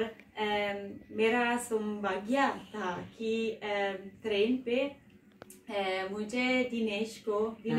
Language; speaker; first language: Hindi; non-native, learner; Italian